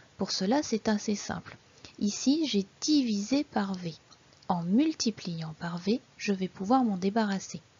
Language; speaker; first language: French; native; French